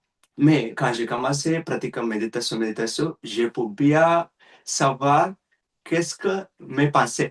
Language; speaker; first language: French; non-native, learner; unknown